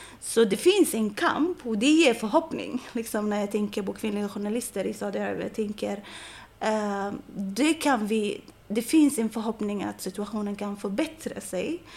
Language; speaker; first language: Swedish; non-native, fluent; Arabic